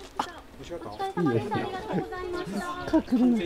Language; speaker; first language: Japanese; native; Japanese